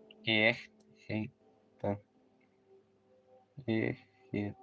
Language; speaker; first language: Icelandic; non-native, learner; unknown